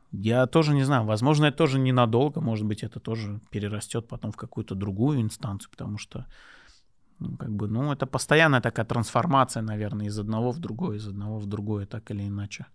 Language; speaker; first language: Russian; non-native, local second language; Lezghian